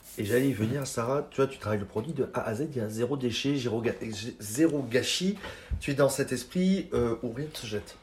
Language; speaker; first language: French; native; French